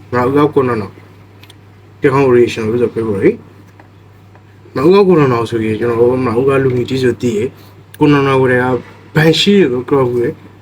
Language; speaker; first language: Burmese; native; Burmese